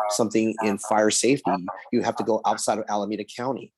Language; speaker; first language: English; early bilingual, other home language; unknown